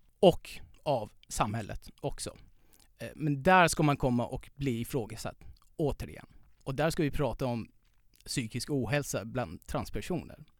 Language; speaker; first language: Swedish; non-native, fluent; Persian